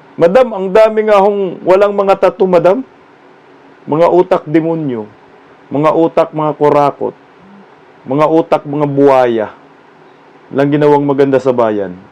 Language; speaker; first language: Filipino; non-native, local second language; Cebuano